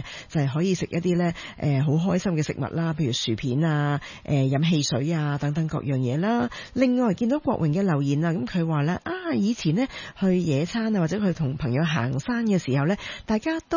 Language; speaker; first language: Cantonese; native; Cantonese